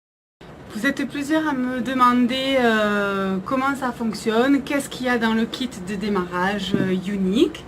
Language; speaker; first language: French; native; French